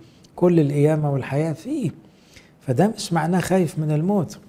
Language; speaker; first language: Arabic; native; Arabic